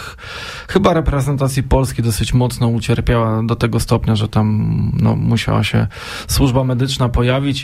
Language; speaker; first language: Polish; native; Polish